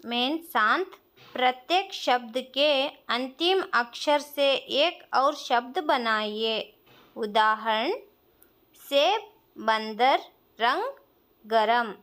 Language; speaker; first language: Hindi; non-native, local second language; Kannada